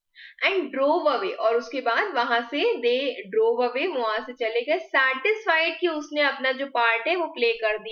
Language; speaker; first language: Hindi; native; Hindi